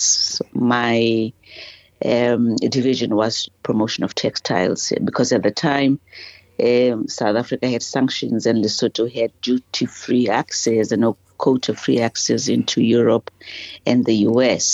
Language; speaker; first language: English; non-native, local second language; Southern Sotho